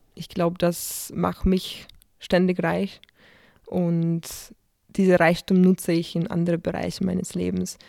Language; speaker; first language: German; non-native, fluent; Polish